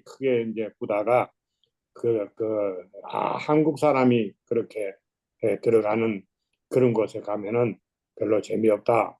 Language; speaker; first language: Korean; native; Korean